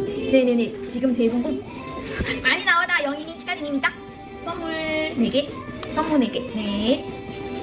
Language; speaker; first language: Korean; non-native, learner; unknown